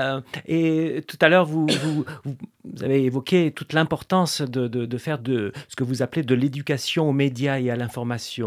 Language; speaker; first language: French; native; French